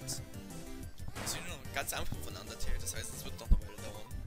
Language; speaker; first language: German; native; German